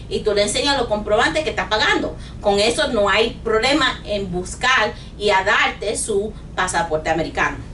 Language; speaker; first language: Spanish; non-native, learner; English